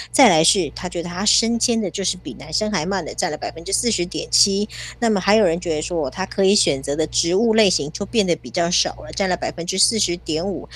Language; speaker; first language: Chinese; native; Chinese